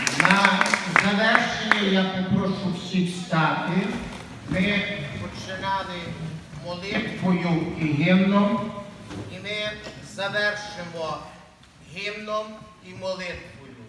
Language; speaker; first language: Ukrainian; native; Ukrainian